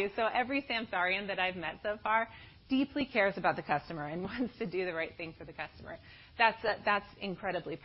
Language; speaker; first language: English; native; English